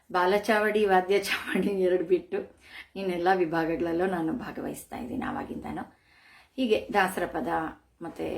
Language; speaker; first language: Kannada; native; Kannada